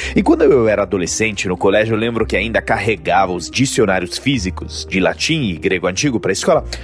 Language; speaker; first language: Portuguese; non-native, fluent; Italian